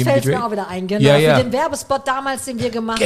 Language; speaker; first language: German; native; German